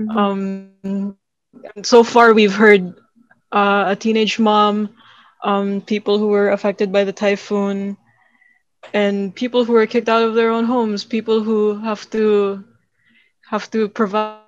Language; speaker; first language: English; non-native, local second language; Filipino